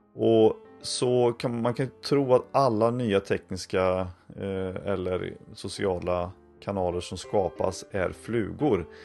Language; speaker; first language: Swedish; native; Swedish